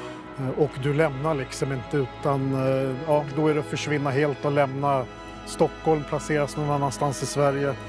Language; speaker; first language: Swedish; native; Swedish